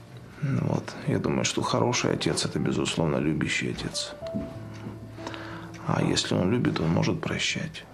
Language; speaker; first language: Russian; native; Russian